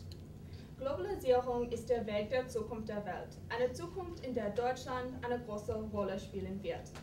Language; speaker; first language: German; non-native, fluent; English